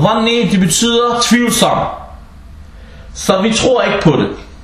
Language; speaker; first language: Danish; early bilingual, other home language; Arabic